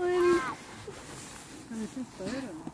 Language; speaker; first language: Swedish; native; Swedish